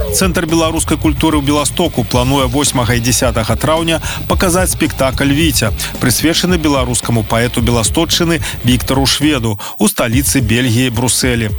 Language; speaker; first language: Belarusian; native; Belarusian